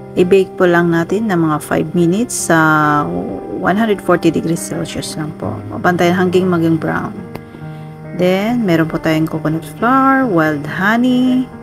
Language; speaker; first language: Filipino; non-native, local second language; Cebuano